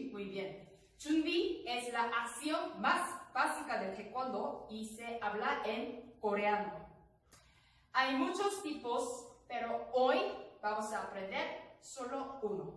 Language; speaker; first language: Spanish; non-native, learner; Korean